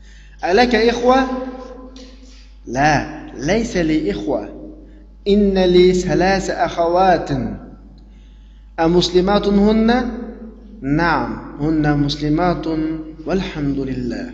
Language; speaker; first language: Arabic; non-native, fluent; Uyghur